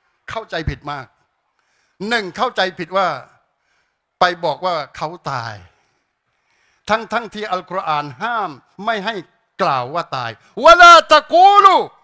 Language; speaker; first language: Thai; non-native, local second language; Malay